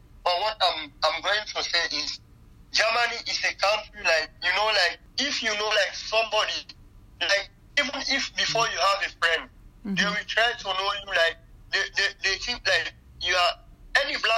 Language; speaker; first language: English; non-native, local second language; Krio